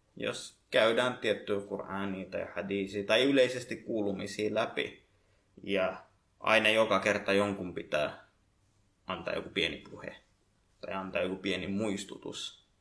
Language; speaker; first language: Finnish; early bilingual, other home language; Bangla